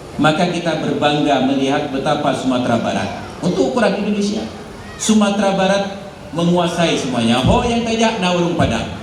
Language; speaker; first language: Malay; non-native, local second language; Achinese